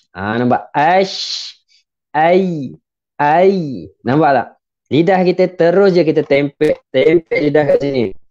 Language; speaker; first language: Malay; native; Malay